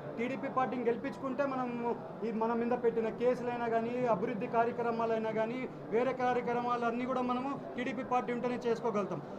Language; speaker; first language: Telugu; native; Telugu